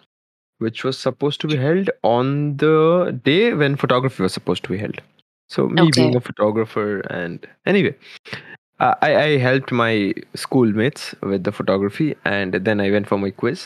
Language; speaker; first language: English; non-native, local second language; Bangla